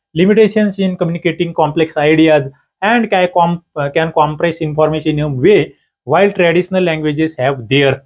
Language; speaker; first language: English; non-native, local second language; Marathi